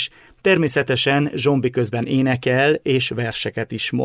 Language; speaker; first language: Hungarian; native; Hungarian